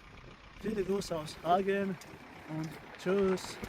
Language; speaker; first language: German; non-native, fluent; Armenian